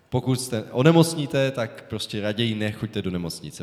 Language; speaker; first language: Czech; native; Czech